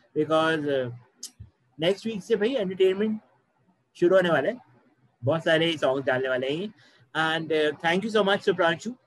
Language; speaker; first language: Hindi; native; Hindi